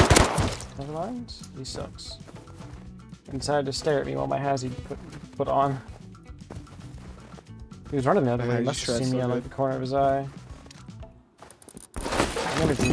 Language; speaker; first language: English; native; English